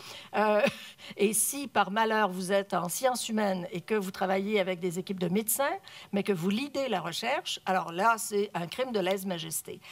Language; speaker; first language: French; native; French